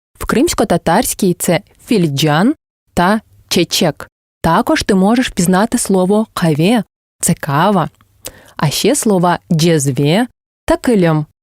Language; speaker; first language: Ukrainian; non-native, local second language; Crimean Tatar